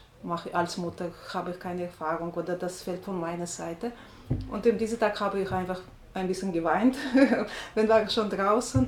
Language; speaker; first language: German; non-native, learner; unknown